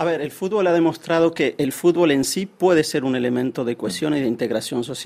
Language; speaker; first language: Spanish; native; Spanish